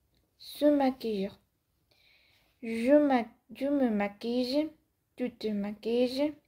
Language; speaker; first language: French; non-native, learner; Spanish